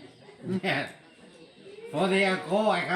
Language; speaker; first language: English; non-native, learner; Thai